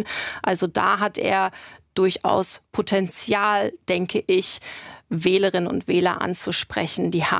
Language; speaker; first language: German; native; German